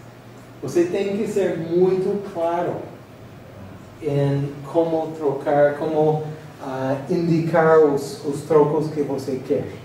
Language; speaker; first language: Portuguese; non-native, fluent; English